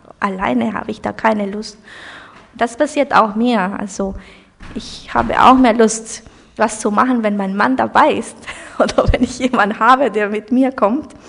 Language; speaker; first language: German; early bilingual, heritage; German